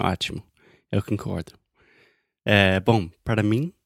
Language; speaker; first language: Portuguese; non-native, fluent; English